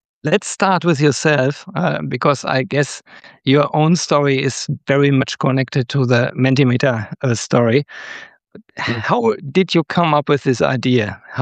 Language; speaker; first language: English; non-native, fluent; German